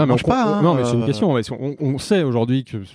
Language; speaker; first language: French; native; French